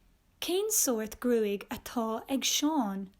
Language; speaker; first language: Irish; non-native, local second language; English